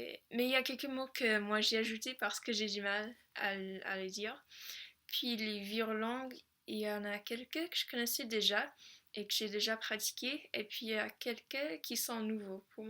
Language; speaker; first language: French; non-native, fluent; English